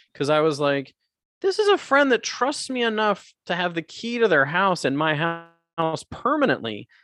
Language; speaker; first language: English; native; English